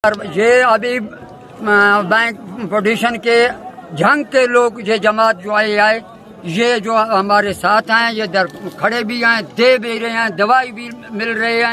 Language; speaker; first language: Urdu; non-native, local second language; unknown